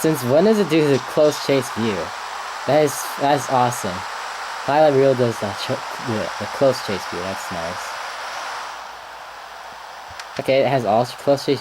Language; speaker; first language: English; native; English